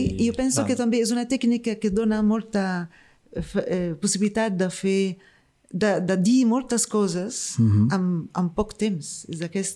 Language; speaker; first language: Catalan; non-native, fluent; Arabic